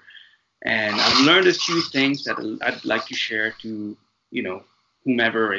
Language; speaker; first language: English; non-native, fluent; French